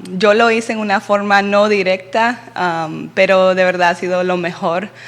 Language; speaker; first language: Spanish; early bilingual, heritage; Spanish